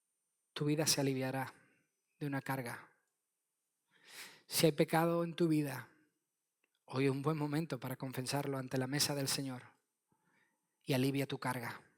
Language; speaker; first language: Spanish; native; Spanish